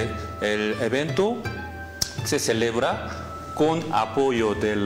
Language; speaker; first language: Spanish; non-native, learner; Korean